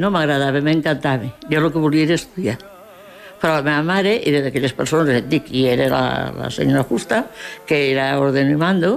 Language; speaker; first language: Catalan; early bilingual, other home language; Spanish